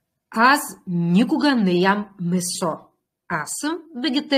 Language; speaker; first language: Bulgarian; non-native, fluent; Russian